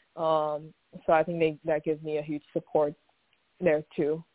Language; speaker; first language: English; non-native, fluent; Chinese